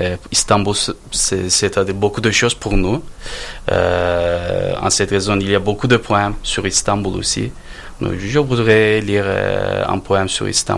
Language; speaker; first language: French; non-native, learner; Turkish